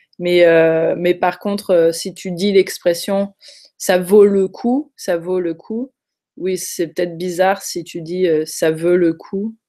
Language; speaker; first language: French; native; French